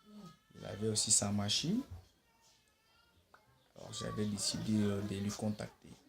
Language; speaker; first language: French; non-native, local second language; Swahili